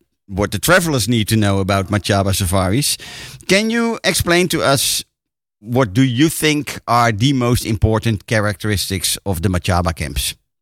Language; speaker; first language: English; non-native, fluent; Dutch